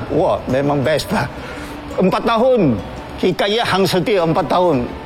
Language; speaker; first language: Malay; non-native, local second language; Chinese